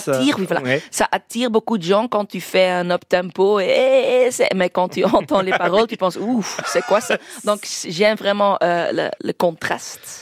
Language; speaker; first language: French; non-native, local second language; Dutch